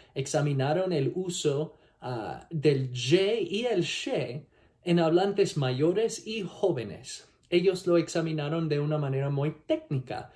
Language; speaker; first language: Spanish; non-native, learner; English